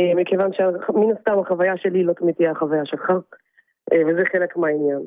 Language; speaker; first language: Hebrew; native; Hebrew